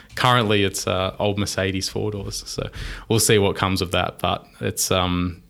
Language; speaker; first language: English; native; English